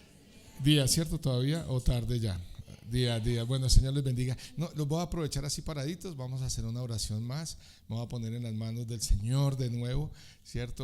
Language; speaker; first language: Spanish; native; Spanish